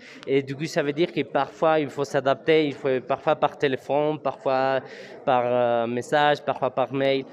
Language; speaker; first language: French; non-native, fluent; Spanish